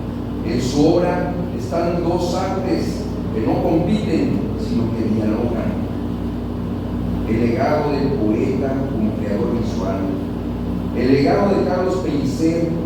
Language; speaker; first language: Spanish; native; Spanish